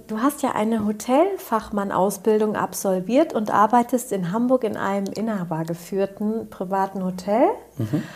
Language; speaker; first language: German; early bilingual, other home language; Turkish